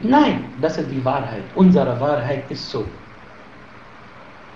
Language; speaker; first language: German; non-native, fluent; Arabic